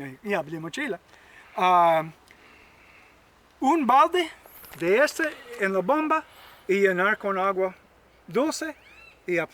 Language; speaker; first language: Spanish; non-native, learner; English